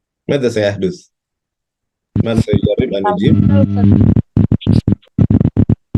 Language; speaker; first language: Arabic; non-native, fluent; Indonesian